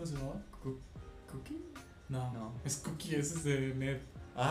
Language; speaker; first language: Spanish; native; Spanish